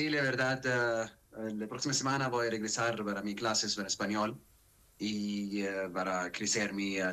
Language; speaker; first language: Spanish; non-native, learner; Arabic